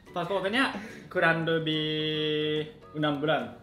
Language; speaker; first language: Indonesian; non-native, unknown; Japanese